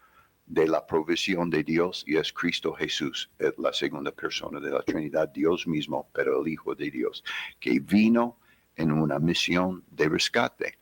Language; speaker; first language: Spanish; non-native, fluent; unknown